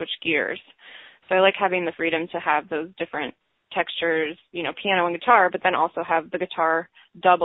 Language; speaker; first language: English; native; English